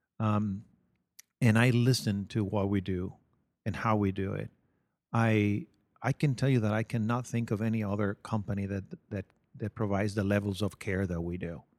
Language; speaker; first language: English; non-native, fluent; Spanish